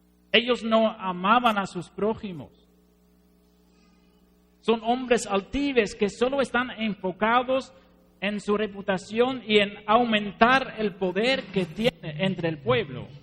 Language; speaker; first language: Spanish; non-native, fluent; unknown